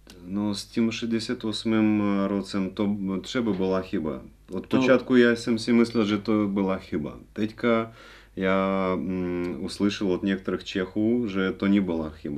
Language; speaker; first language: Czech; non-native, learner; Russian